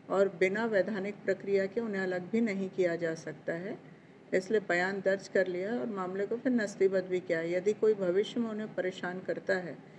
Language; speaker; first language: Hindi; native; Hindi